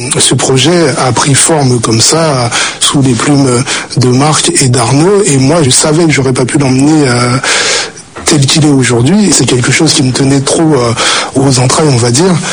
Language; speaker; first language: French; early bilingual, other home language; Haitian Creole